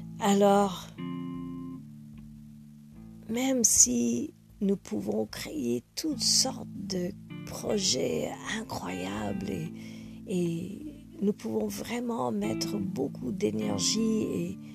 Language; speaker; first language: French; non-native, fluent; English